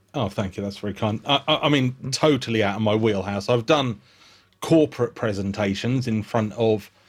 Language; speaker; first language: English; native; English